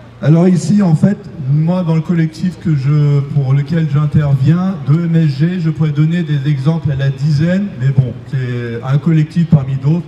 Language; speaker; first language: French; native; French